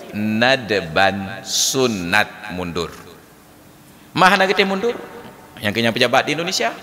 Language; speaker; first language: Malay; non-native, local second language; Achinese